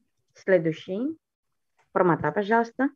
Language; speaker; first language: Russian; non-native, fluent; Indonesian